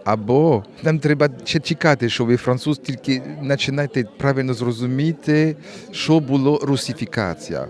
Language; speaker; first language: Ukrainian; non-native, learner; French